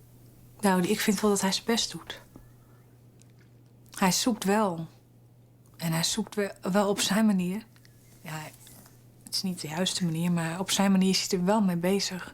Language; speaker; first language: Dutch; native; Dutch